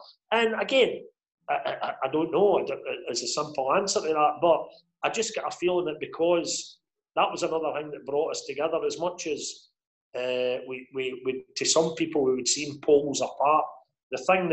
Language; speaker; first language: English; native; English